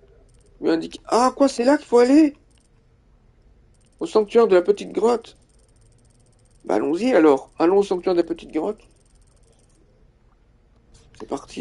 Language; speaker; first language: French; native; French